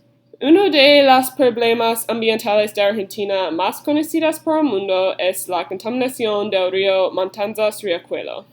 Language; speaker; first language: Spanish; non-native, learner; English